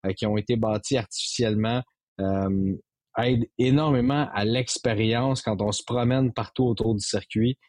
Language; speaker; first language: French; native; French